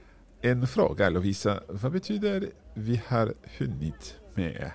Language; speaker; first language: Swedish; non-native, learner; English